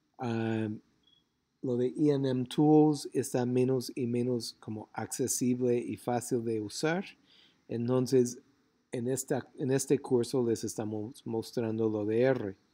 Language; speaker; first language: Spanish; non-native, fluent; English